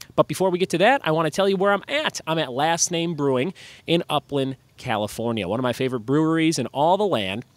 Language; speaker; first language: English; native; English